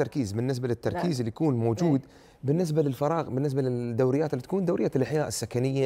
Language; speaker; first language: Arabic; native; Arabic